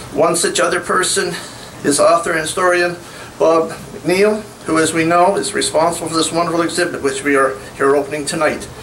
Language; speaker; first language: English; native; English